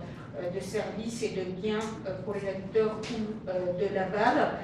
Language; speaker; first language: French; native; French